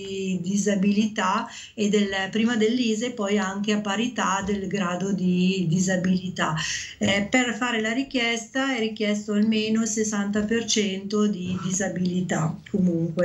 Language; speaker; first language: Italian; native; Italian